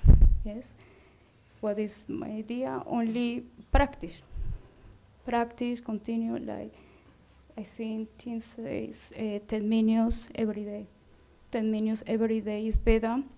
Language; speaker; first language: English; non-native, learner; Spanish